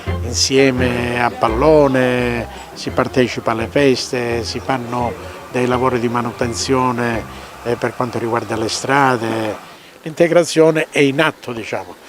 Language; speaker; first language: Italian; native; Italian